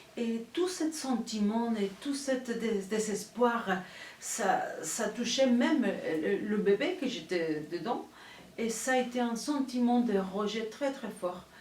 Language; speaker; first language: French; non-native, fluent; Spanish